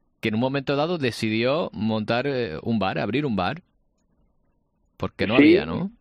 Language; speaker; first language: Spanish; native; Spanish